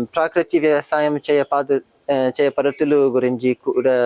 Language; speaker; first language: Telugu; non-native, learner; French